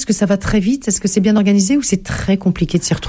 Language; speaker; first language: French; native; French